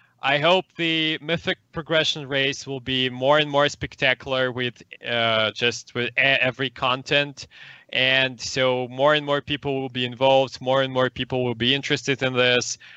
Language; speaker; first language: English; non-native, fluent; Russian